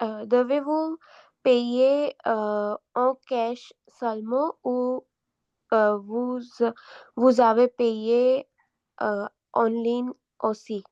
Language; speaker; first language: French; non-native, learner; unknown